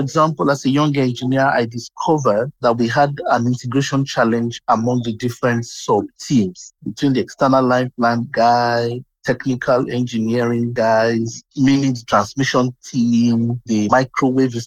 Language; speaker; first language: English; non-native, local second language; Yoruba